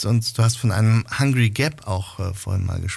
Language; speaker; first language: German; native; German